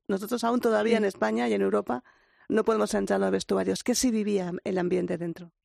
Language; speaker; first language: Spanish; native; Spanish